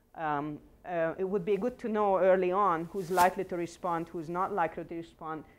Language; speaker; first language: English; non-native, fluent; Hungarian